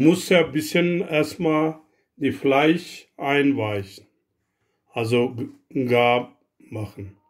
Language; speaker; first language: German; non-native, learner; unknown